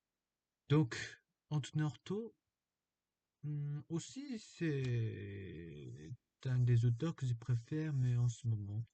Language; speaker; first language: French; non-native, fluent; Korean